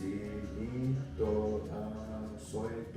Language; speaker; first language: Spanish; non-native, learner; English